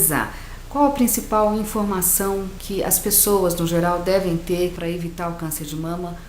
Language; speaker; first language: Portuguese; native; Portuguese